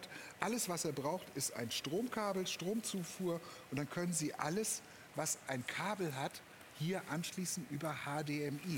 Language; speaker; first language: German; native; German